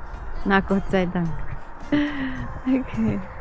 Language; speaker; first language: German; non-native, fluent; Arabic